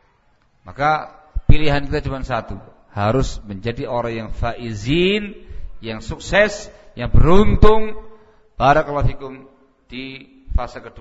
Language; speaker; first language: Indonesian; native; Indonesian